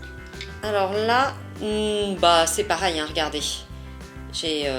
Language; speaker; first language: French; native; French